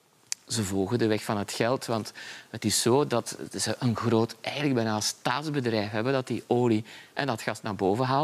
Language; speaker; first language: Dutch; native; Dutch